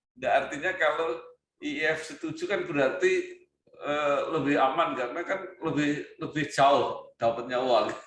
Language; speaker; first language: Indonesian; native; Indonesian